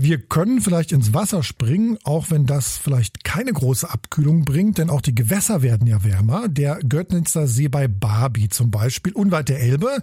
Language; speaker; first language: German; native; German